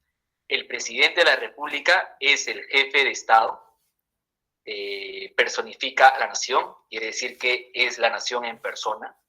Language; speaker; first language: Spanish; native; Spanish